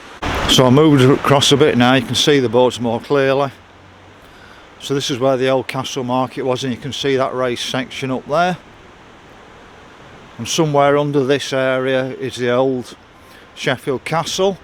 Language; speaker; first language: English; native; English